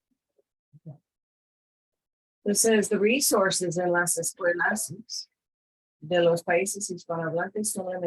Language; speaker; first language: Spanish; non-native, fluent; English